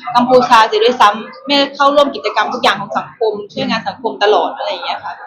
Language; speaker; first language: Thai; early bilingual, other home language; Khmer